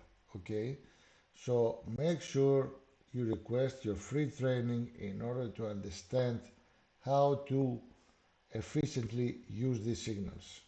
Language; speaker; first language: English; non-native, fluent; Greek